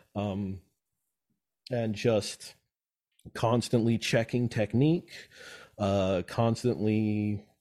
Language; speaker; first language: English; native; English